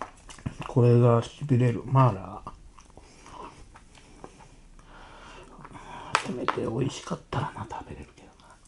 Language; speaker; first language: Japanese; native; Japanese